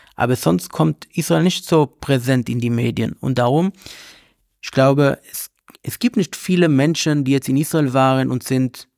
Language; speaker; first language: German; non-native, learner; Hebrew